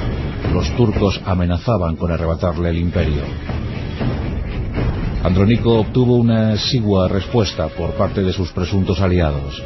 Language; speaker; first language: Spanish; native; Spanish